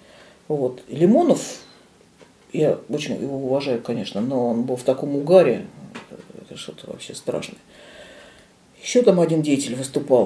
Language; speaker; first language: Russian; native; Russian